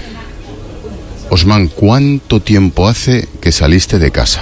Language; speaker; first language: Spanish; native; Spanish